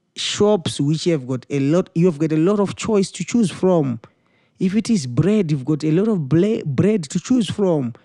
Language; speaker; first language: English; non-native, local second language; Shona